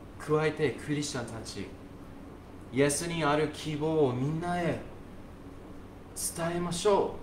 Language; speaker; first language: Japanese; non-native, fluent; English